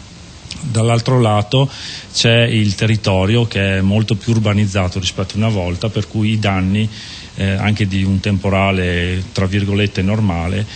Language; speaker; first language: Italian; native; Italian